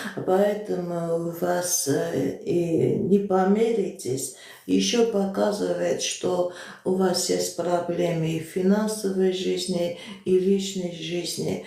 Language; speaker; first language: Russian; non-native, fluent; Armenian